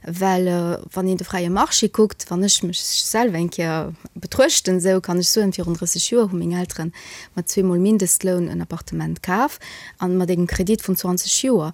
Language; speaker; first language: Luxembourgish; early bilingual, other home language; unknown